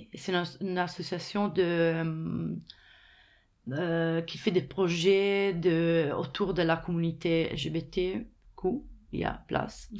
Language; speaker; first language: French; non-native, fluent; Italian